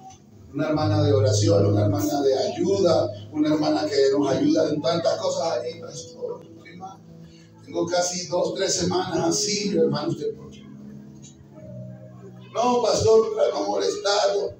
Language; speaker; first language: Spanish; native; Spanish